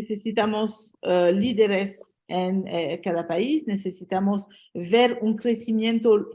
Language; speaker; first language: Spanish; non-native, fluent; French